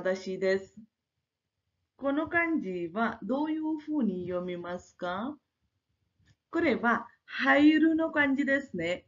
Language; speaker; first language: Japanese; non-native, fluent; Marathi